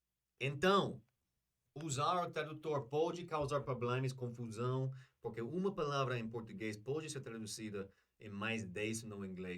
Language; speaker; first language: Portuguese; non-native, learner; English